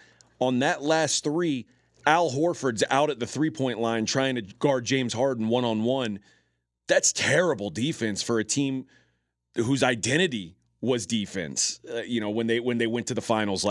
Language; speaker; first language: English; native; English